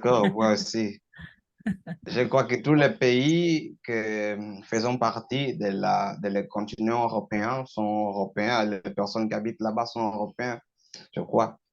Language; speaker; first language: French; non-native, learner; Portuguese